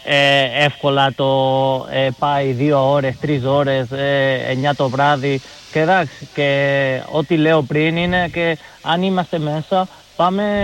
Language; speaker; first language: Greek; non-native, learner; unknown